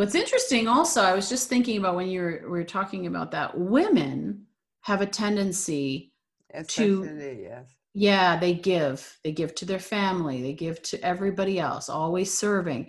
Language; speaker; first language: English; native; English